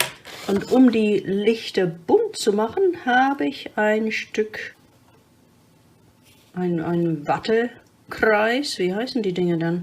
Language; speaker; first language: German; non-native, fluent; English